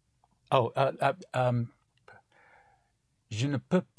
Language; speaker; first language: French; non-native, learner; English